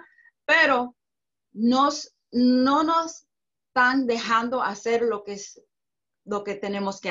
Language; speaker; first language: Spanish; early bilingual, heritage; Spanish